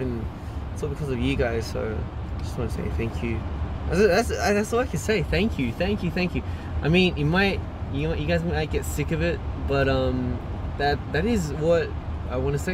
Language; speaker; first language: English; early bilingual, other home language; Korean